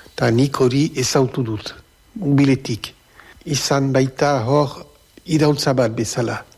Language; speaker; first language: Basque; native; Basque